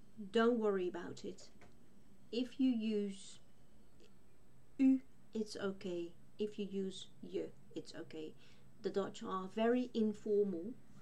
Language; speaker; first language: English; non-native, fluent; Dutch